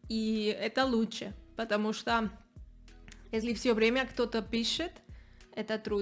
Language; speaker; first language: Russian; non-native, learner; Spanish